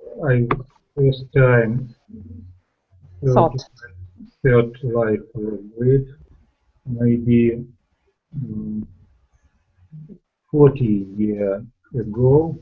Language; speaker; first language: English; non-native, learner; Russian